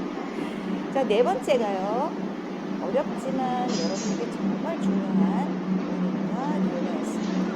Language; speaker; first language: Korean; native; Korean